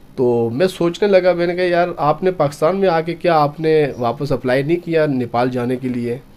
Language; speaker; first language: Urdu; native; Urdu